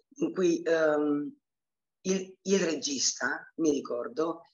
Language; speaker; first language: Italian; early bilingual, other home language; Romanian